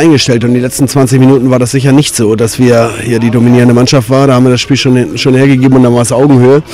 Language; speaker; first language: German; native; German